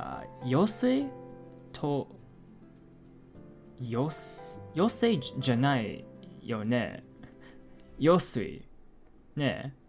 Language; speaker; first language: Japanese; non-native, learner; English